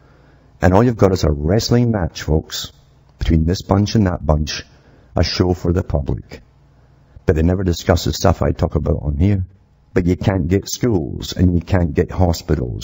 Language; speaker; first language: English; native; English